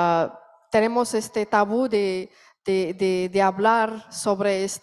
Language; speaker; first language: Spanish; non-native, learner; Arabic